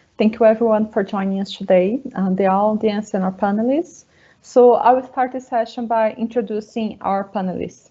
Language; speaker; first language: English; non-native, fluent; Portuguese